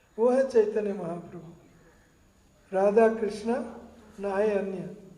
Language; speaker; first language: Hindi; non-native, learner; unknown